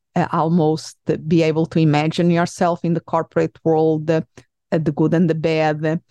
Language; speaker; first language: English; non-native, fluent; Portuguese